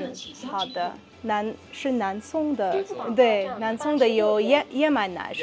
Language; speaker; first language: Chinese; non-native, fluent; English